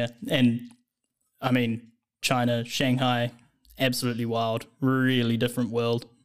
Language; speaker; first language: English; native; English